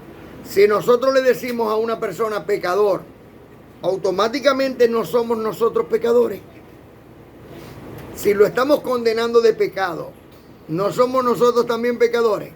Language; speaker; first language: Spanish; native; Spanish